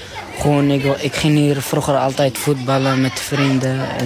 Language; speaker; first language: Dutch; non-native, learner; Arabic